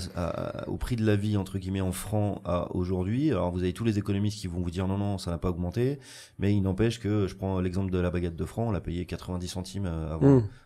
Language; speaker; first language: French; native; French